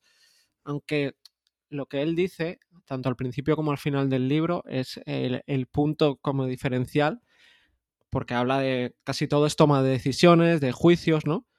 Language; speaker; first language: Spanish; native; Spanish